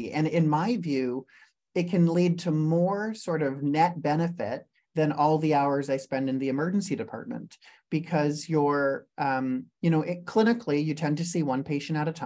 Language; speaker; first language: English; native; English